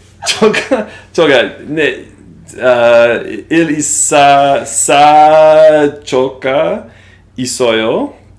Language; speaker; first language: Korean; non-native, learner; English